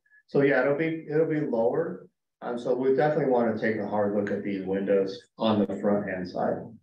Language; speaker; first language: English; native; English